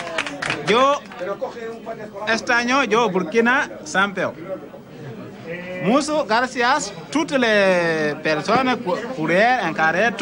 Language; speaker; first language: Spanish; non-native, learner; Mossi